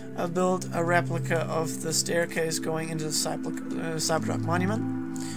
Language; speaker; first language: English; non-native, fluent; Danish